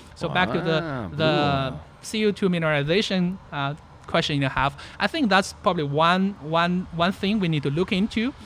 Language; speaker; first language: English; non-native, fluent; Chinese